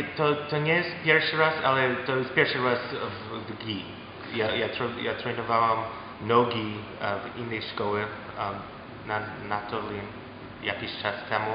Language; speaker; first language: Polish; early bilingual, heritage; Polish